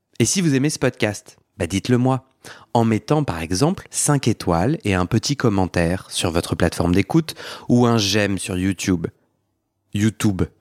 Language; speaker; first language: French; native; French